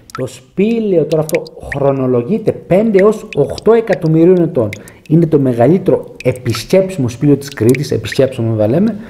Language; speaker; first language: Greek; native; Greek